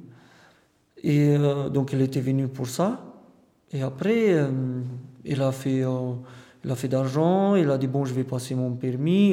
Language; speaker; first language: French; non-native, fluent; Romanian